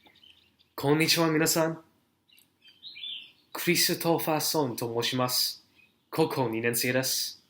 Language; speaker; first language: Japanese; non-native, learner; English